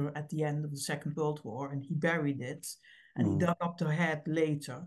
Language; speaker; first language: English; non-native, fluent; Dutch